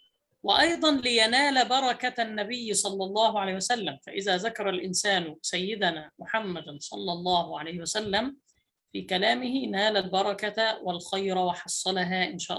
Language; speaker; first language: Arabic; native; Arabic